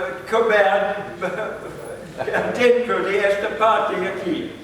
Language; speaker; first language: Spanish; non-native, fluent; English